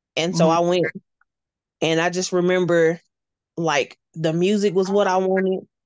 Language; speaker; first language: English; native; English